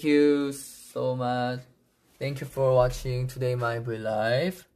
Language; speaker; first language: English; non-native, learner; Korean